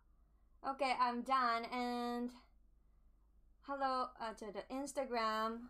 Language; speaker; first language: English; non-native, learner; Japanese